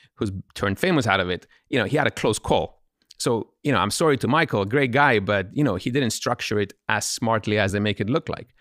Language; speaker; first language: English; non-native, fluent; Greek